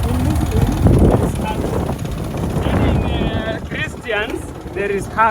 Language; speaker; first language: English; non-native, local second language; Swahili